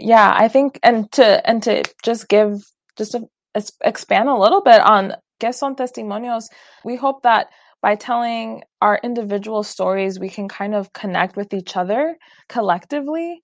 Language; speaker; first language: English; early bilingual, other home language; Spanish